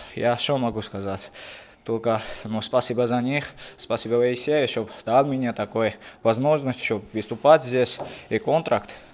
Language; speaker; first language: Russian; non-native, learner; Georgian